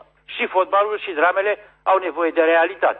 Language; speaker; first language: Romanian; native; Romanian